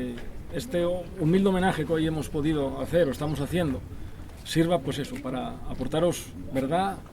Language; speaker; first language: Spanish; native; Spanish